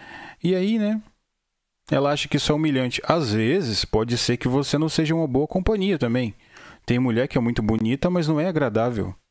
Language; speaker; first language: Portuguese; native; Portuguese